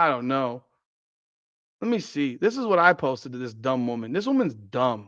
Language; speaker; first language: English; native; English